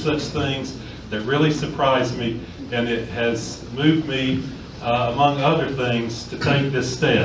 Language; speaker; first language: English; native; English